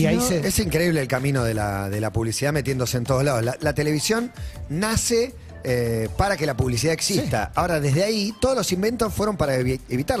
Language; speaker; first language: Spanish; native; Spanish